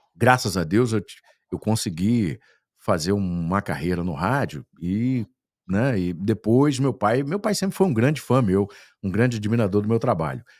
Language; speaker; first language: Portuguese; native; Portuguese